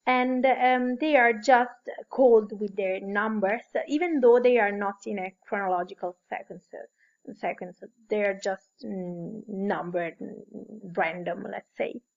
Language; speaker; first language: English; non-native, fluent; Italian